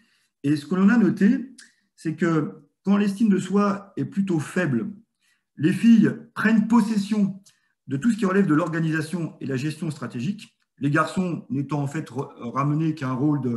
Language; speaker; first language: French; native; French